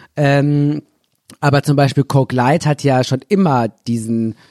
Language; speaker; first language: German; native; German